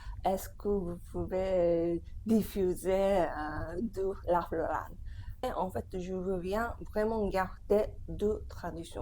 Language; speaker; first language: French; non-native, fluent; Japanese